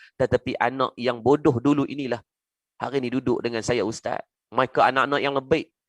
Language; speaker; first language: Malay; native; Malay